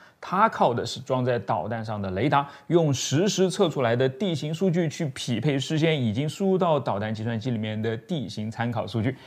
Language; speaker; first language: Chinese; native; Chinese